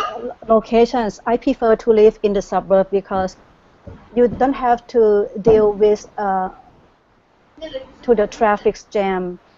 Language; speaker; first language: English; non-native, learner; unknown